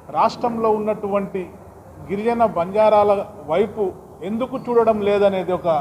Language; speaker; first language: Telugu; non-native, local second language; Lambadi